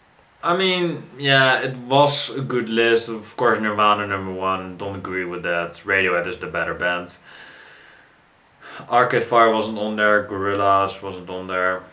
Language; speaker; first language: English; non-native, fluent; Dutch